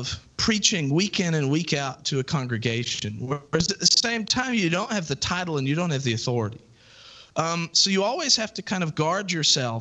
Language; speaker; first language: English; native; English